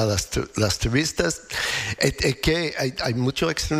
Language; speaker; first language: Spanish; non-native, learner; English